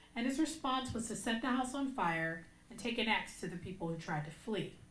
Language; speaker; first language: English; native; English